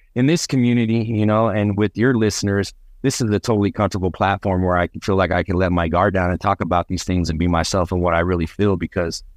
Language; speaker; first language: English; native; English